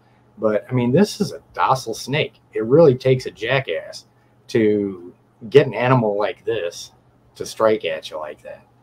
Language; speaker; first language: English; native; English